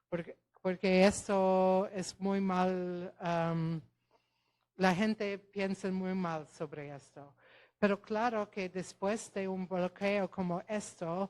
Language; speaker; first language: Spanish; non-native, fluent; Polish